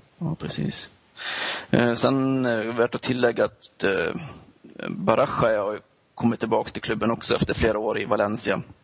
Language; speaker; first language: Swedish; native; Swedish